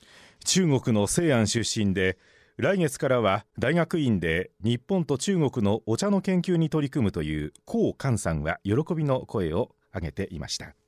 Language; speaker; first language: Japanese; native; Japanese